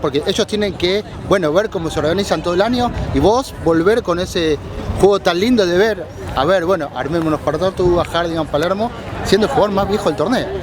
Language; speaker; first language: Spanish; native; Spanish